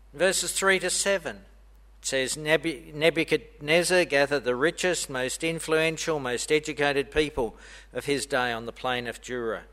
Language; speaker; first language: English; native; English